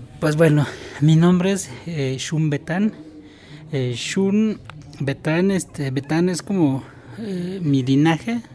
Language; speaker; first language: Spanish; non-native, local second language; Tzotzil